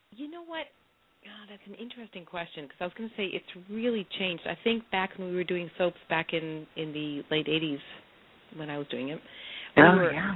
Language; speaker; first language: English; native; English